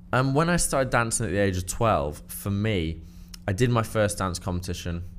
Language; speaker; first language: English; native; English